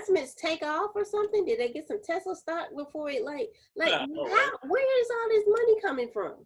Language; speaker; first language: English; native; English